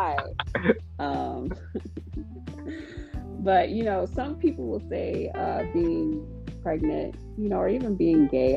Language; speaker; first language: English; native; English